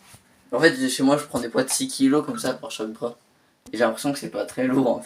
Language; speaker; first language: French; native; French